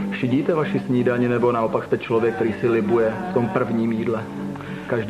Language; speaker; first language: Czech; native; Czech